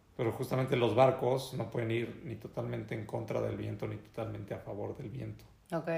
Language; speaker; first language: Spanish; native; Spanish